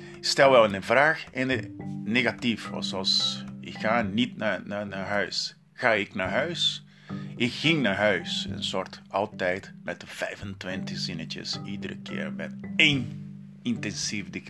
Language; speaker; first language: Dutch; non-native, learner; Portuguese